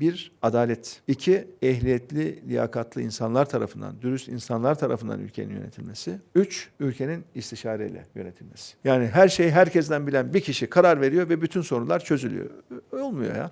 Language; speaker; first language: Turkish; native; Turkish